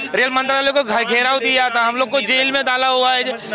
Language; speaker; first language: Hindi; non-native, local second language; Marathi